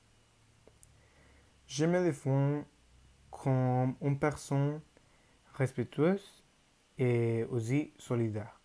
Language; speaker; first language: French; non-native, learner; Spanish